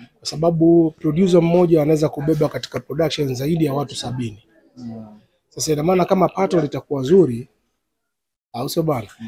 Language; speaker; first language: Swahili; native; Swahili